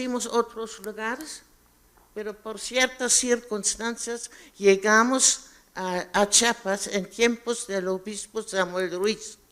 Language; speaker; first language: Spanish; non-native, fluent; German